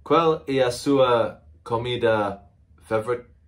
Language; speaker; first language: Portuguese; non-native, learner; English